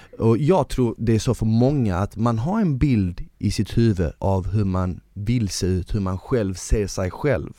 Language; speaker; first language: Swedish; early bilingual, other home language; Bosnian